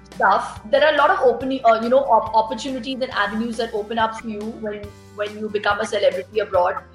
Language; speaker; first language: English; non-native, local second language; Tulu